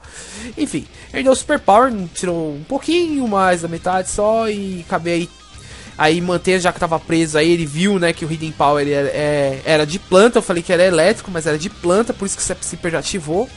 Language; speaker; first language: Portuguese; native; Portuguese